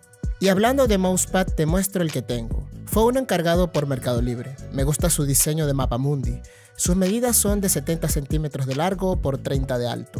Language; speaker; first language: Spanish; native; Spanish